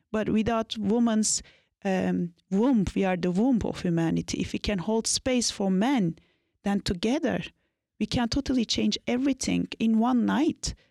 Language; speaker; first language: English; non-native, fluent; Turkish